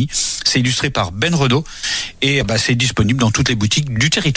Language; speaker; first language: French; native; French